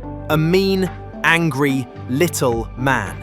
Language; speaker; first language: English; native; English